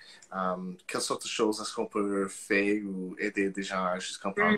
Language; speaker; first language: French; non-native, local second language; English